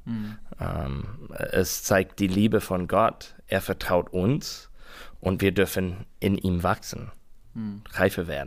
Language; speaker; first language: German; non-native, learner; English